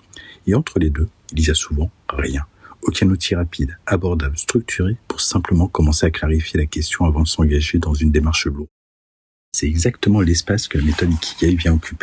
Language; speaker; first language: French; native; French